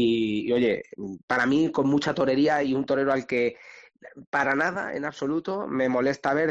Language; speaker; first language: Spanish; native; Spanish